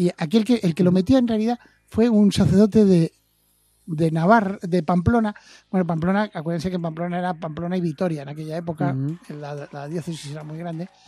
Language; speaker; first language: Spanish; native; Spanish